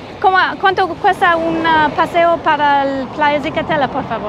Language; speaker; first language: Spanish; non-native, learner; English